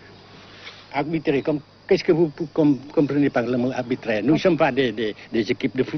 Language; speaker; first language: French; non-native, local second language; Vietnamese